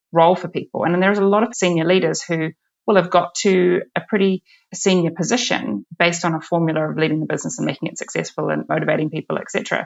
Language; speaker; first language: English; native; English